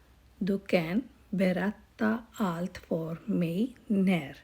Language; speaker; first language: Swedish; non-native, learner; Urdu